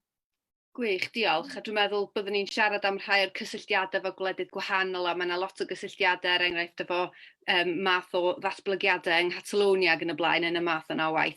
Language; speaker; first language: Welsh; native; Welsh